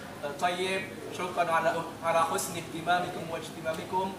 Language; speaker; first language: Arabic; non-native, learner; Indonesian